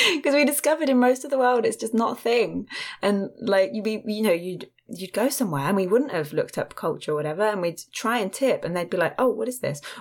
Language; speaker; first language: English; native; English